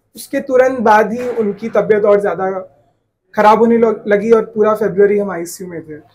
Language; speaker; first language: Hindi; non-native, local second language; Odia